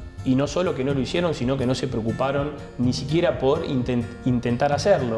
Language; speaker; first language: Spanish; native; Spanish